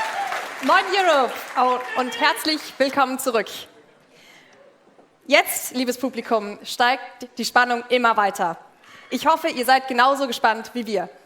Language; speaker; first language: German; native; German